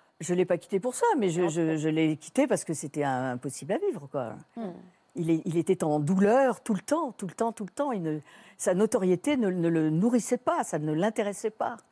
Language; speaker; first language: French; native; French